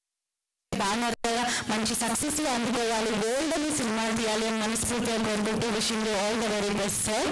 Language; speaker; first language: Telugu; native; Telugu